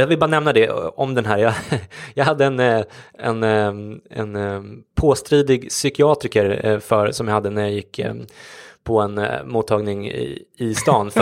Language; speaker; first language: Swedish; native; Swedish